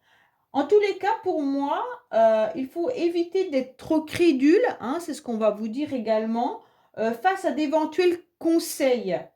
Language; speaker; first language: French; native; French